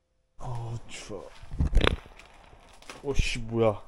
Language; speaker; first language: Korean; native; Korean